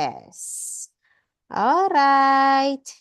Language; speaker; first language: English; non-native, learner; Indonesian